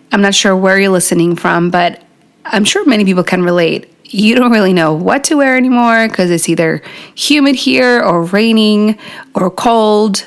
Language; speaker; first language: English; non-native, fluent; Polish